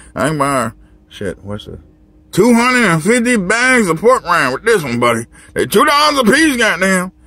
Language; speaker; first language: English; native; English